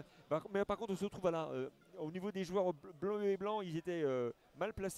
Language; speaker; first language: French; native; French